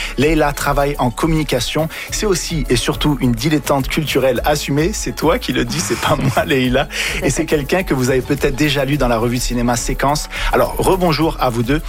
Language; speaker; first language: French; early bilingual, other home language; Arabic